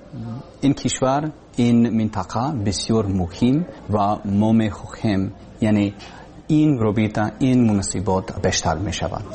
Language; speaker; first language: Persian; non-native, learner; English